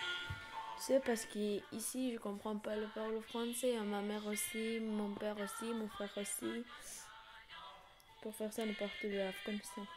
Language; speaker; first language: French; non-native, learner; Persian